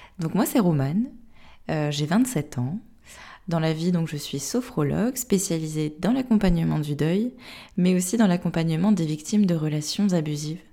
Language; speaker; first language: French; native; French